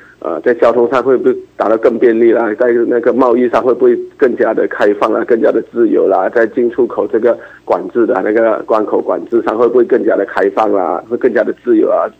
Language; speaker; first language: Chinese; native; Chinese